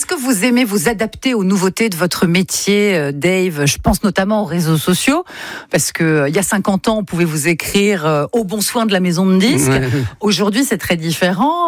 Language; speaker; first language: French; native; French